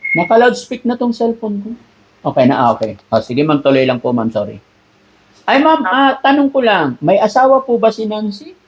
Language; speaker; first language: Filipino; native; Filipino